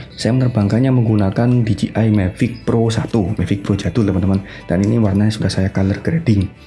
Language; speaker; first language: Indonesian; non-native, local second language; Madurese